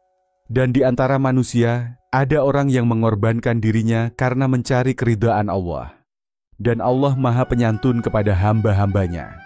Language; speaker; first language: Indonesian; native; Indonesian